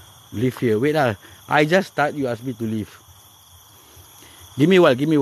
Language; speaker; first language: English; non-native, local second language; Malay